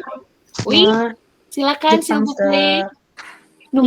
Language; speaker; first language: French; non-native, fluent; Indonesian